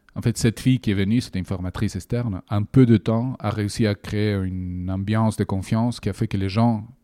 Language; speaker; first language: French; non-native, fluent; Spanish